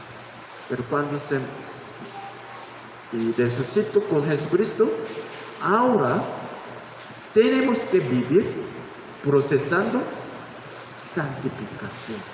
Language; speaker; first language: Spanish; non-native, learner; Korean